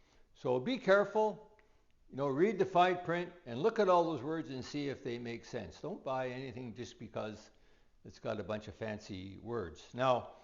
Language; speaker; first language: English; native; English